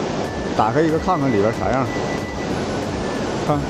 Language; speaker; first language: Chinese; native; Chinese